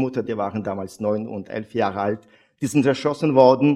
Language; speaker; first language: German; non-native, fluent; Russian